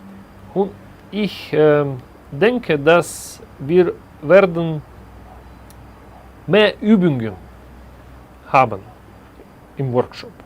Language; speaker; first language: German; non-native, learner; Russian